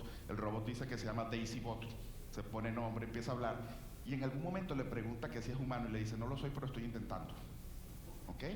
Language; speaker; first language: Spanish; native; Spanish